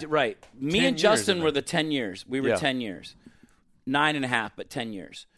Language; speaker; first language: English; native; English